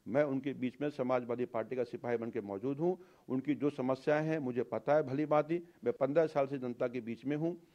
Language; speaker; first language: Hindi; native; Hindi